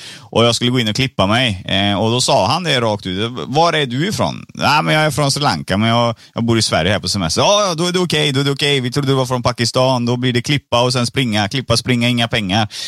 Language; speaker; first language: Swedish; early bilingual, other home language; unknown